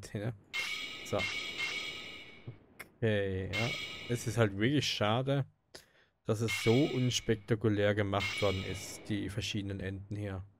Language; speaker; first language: German; native; German